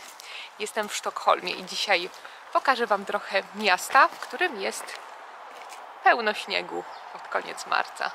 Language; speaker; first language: Polish; native; Polish